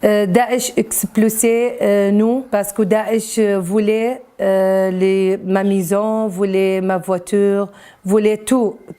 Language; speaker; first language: French; non-native, learner; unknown